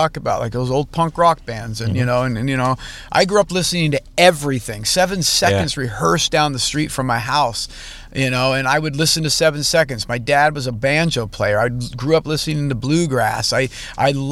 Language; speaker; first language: English; native; English